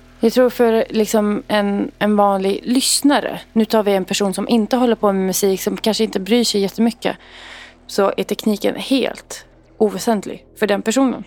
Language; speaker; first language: Swedish; early bilingual, other home language; Arabic